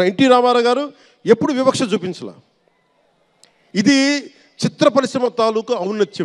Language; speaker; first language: Telugu; native; Telugu